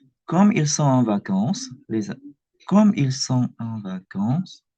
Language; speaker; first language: French; non-native, fluent; Indonesian